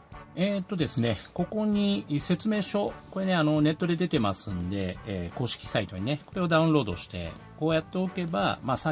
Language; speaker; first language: Japanese; native; Japanese